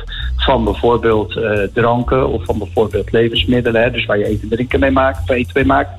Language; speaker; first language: Dutch; native; Dutch